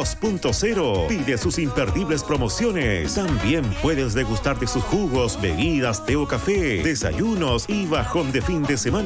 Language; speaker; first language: Spanish; native; Spanish